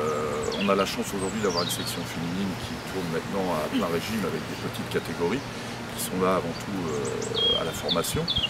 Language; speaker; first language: French; native; French